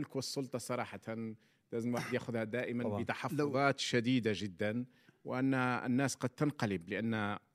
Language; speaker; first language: Arabic; native; Arabic